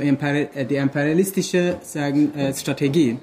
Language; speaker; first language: German; non-native, fluent; Kurdish